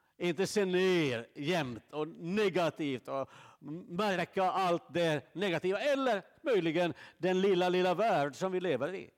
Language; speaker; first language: Swedish; native; Swedish